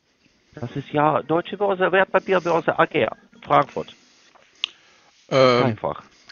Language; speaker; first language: German; non-native, learner; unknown